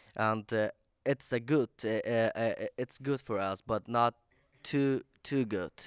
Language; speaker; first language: English; non-native, learner; Persian